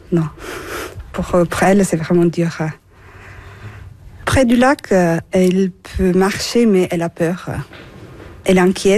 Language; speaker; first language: French; non-native, fluent; Turkish